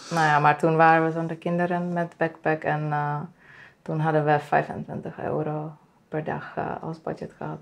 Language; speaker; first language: Dutch; non-native, fluent; Czech